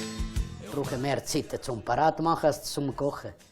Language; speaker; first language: German; non-native, fluent; Italian